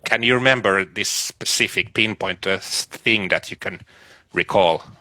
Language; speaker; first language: English; non-native, fluent; Finnish